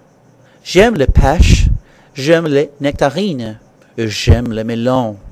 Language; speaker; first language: French; non-native, fluent; English